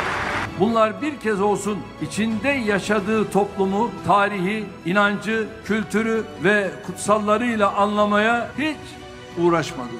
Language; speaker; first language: Turkish; native; Turkish